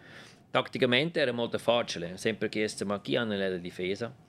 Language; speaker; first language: Italian; non-native, local second language; German